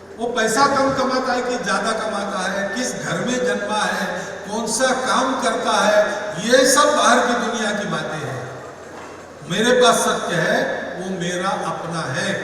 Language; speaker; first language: Hindi; non-native, local second language; Marathi